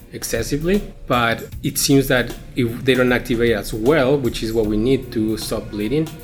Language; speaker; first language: English; non-native, fluent; Spanish